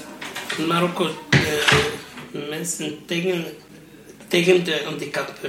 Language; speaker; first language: Dutch; non-native, learner; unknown